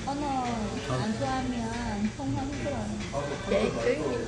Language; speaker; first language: Korean; non-native, learner; Vietnamese